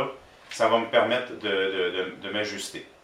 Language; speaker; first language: French; native; French